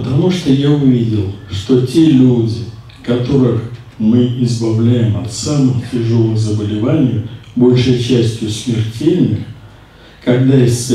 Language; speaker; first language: Czech; non-native, learner; Russian